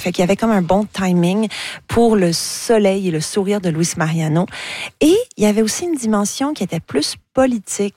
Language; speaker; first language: French; native; French